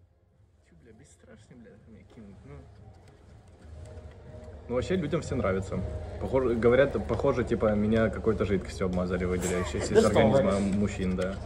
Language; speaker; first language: Russian; native; Russian